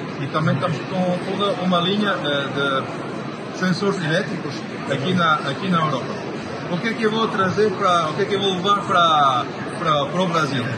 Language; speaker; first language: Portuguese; non-native, fluent; French